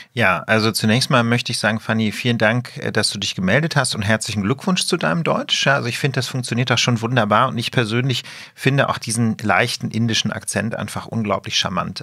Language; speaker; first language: German; native; German